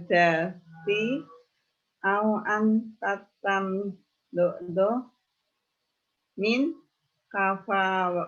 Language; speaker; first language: Arabic; non-native, learner; Indonesian